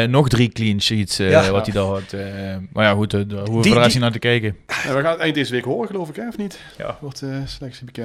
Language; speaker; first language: Dutch; native; Dutch